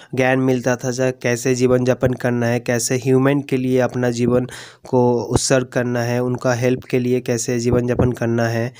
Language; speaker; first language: Hindi; non-native, local second language; Bangla